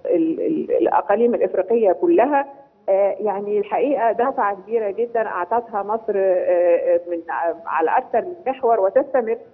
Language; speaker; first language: Arabic; native; Arabic